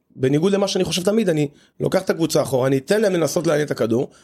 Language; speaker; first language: Hebrew; native; Hebrew